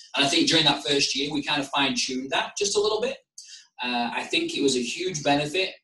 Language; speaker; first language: English; native; English